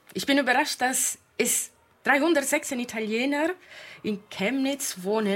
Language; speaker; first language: German; non-native, fluent; Italian